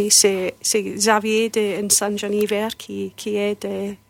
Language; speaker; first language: French; non-native, learner; English